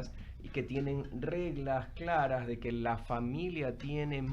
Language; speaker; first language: Spanish; native; Spanish